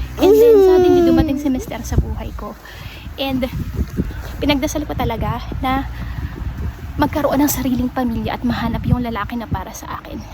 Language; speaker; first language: Filipino; native; Filipino